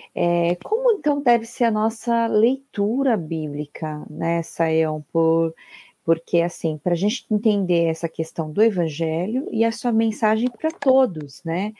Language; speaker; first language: Portuguese; native; Portuguese